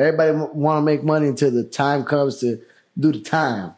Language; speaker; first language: English; early bilingual, other home language; Spanish